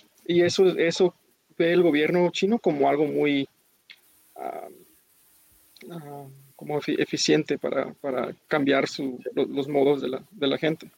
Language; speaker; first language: Spanish; early bilingual, heritage; English